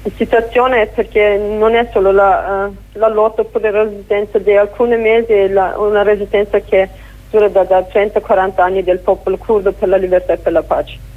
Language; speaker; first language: Italian; non-native, fluent; Kurdish